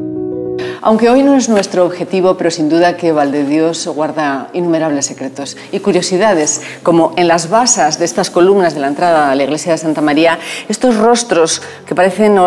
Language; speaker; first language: Spanish; native; Spanish